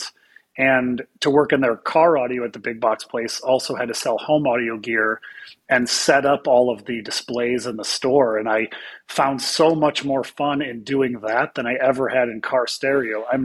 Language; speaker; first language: English; native; English